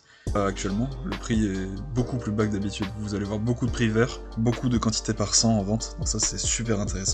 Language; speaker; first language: French; native; French